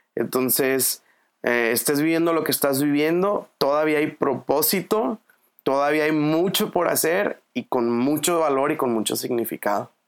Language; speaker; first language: Spanish; native; Spanish